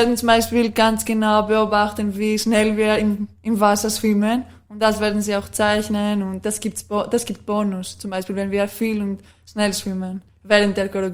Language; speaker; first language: German; non-native, fluent; Greek